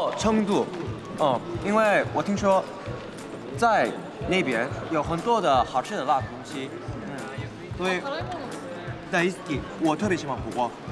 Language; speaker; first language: Chinese; non-native, learner; Japanese